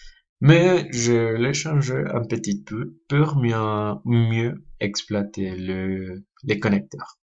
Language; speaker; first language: French; non-native, learner; Spanish